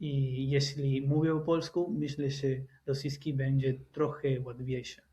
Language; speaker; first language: Polish; non-native, learner; Spanish